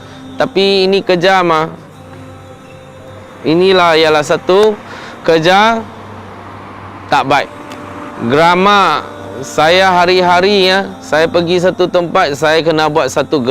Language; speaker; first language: Indonesian; non-native, local second language; Chinese